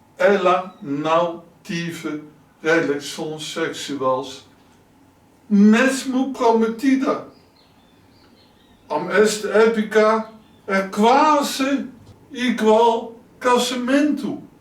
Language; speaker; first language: Portuguese; non-native, learner; Dutch